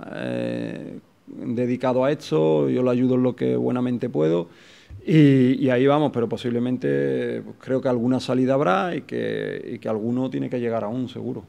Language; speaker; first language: Spanish; native; Spanish